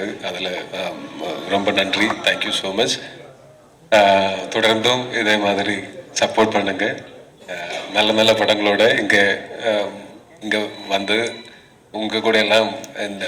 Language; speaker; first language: Tamil; non-native, learner; Malayalam